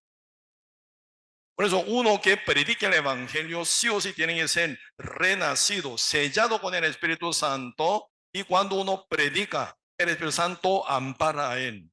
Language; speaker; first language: Spanish; non-native, learner; Korean